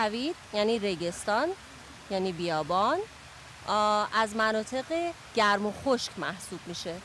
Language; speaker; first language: Persian; native; Persian